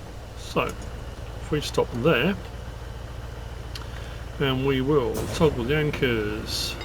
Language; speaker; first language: English; native; English